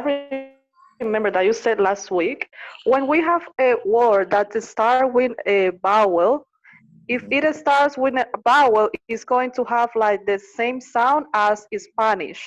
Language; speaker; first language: English; non-native, fluent; Spanish